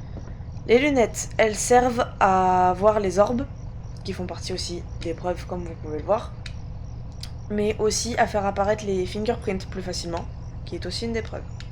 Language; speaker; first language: French; native; French